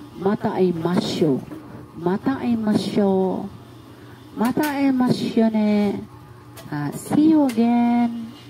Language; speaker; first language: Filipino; non-native, local second language; Cebuano